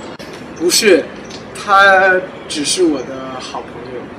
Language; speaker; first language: Chinese; non-native, learner; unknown